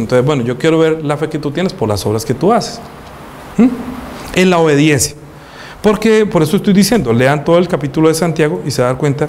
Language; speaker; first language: Spanish; native; Spanish